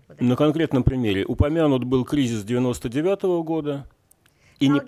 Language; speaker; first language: Russian; native; Russian